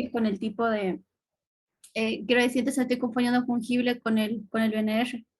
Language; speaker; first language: Spanish; native; Spanish